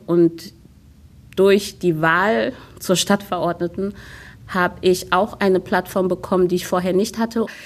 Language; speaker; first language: German; early bilingual, other home language; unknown